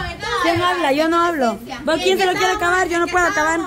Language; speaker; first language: Spanish; native; Spanish